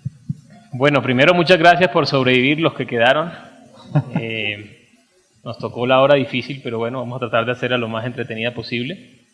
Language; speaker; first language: Spanish; native; Spanish